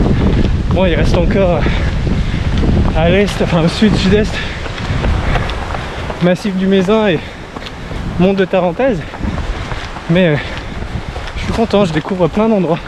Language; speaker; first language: French; native; French